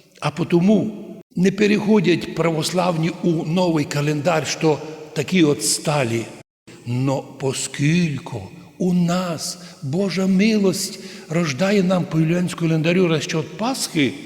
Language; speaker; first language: Ukrainian; native; Ukrainian